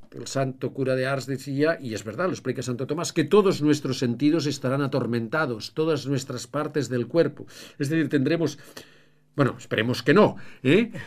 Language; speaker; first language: Spanish; native; Spanish